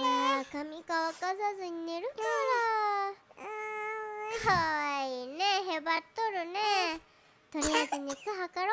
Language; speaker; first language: Japanese; native; Japanese